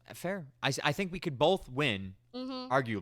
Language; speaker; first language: English; native; English